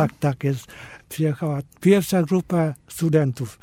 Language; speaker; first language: Polish; non-native, fluent; Vietnamese